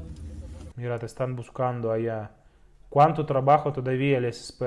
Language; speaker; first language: Spanish; non-native, fluent; Russian